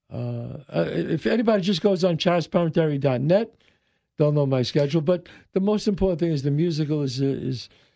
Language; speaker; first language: English; native; English